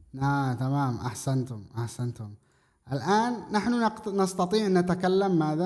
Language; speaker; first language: Arabic; non-native, fluent; Indonesian